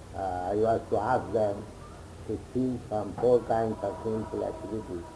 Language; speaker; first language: English; non-native, local second language; Hindi